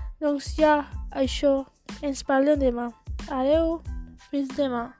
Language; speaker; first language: Catalan; non-native, learner; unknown